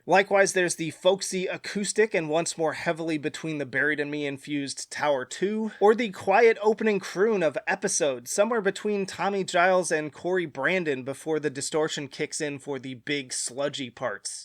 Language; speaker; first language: English; native; English